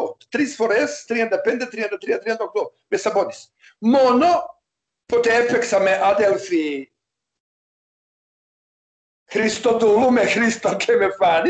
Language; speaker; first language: Greek; non-native, learner; Serbian